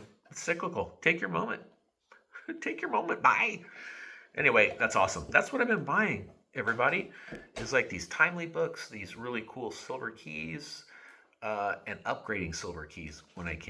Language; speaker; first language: English; native; English